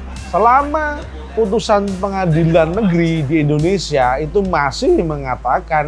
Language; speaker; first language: Indonesian; native; Indonesian